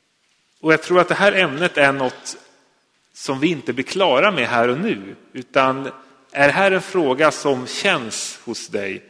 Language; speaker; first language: Swedish; native; Swedish